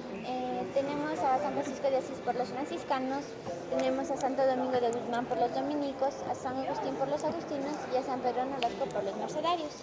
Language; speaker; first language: Spanish; native; Spanish